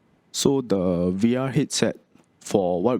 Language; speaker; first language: English; non-native, local second language; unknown